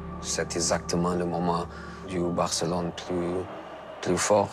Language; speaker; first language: French; non-native, fluent; Portuguese